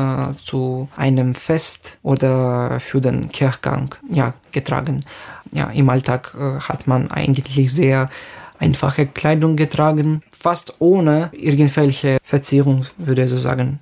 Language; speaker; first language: German; non-native, fluent; Ukrainian